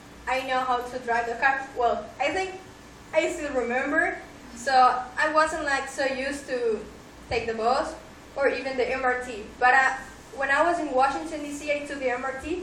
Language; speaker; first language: English; non-native, fluent; Spanish